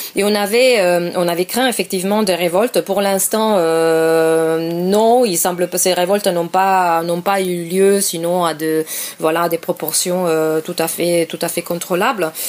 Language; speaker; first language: French; non-native, fluent; Italian